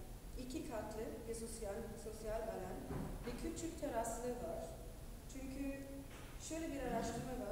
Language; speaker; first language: Turkish; non-native, fluent; German